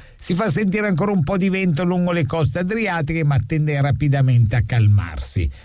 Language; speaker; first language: Italian; native; Italian